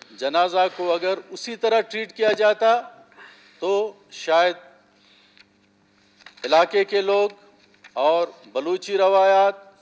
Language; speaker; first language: Urdu; non-native, local second language; Baluchi